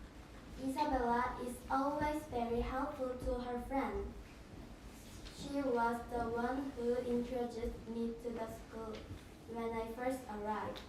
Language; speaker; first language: English; non-native, learner; Korean